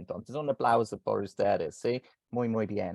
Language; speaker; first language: Spanish; non-native, fluent; English